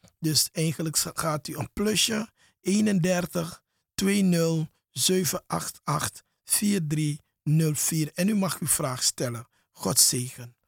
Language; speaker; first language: Dutch; native; Dutch